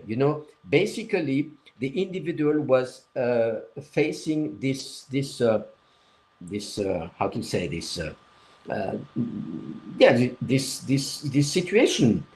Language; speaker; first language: English; non-native, fluent; French